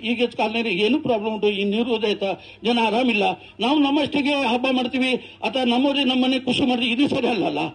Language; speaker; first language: Kannada; non-native, local second language; Urdu